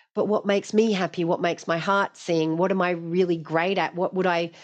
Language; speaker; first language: English; native; English